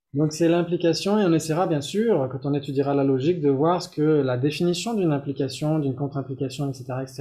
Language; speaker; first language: French; native; French